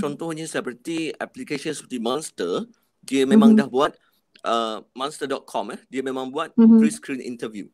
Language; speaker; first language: Malay; native; Malay